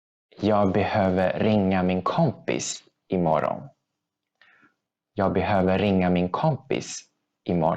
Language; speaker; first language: Swedish; non-native, fluent; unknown